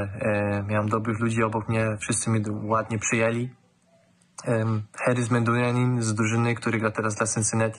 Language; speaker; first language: Polish; early bilingual, heritage; German